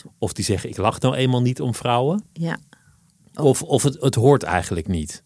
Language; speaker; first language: Dutch; native; Dutch